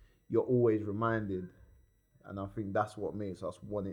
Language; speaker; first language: English; native; English